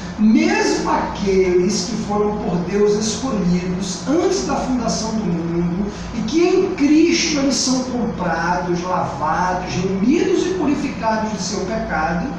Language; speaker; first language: Portuguese; native; Portuguese